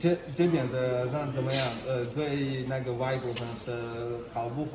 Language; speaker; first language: Chinese; non-native, learner; Tajik